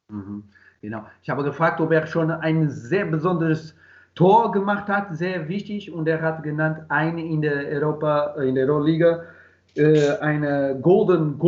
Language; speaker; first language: German; non-native, learner; Portuguese